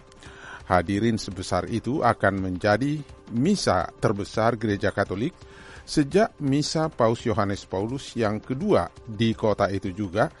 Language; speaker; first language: Indonesian; native; Indonesian